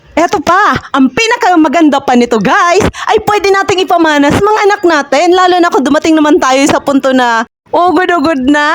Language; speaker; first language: Filipino; non-native, local second language; Iloko